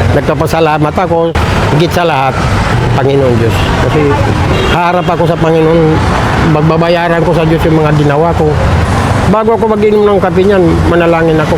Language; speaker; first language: Filipino; native; Filipino